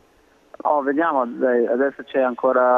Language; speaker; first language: Italian; non-native, learner; Croatian